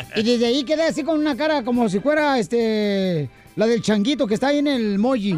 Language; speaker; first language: Spanish; native; Spanish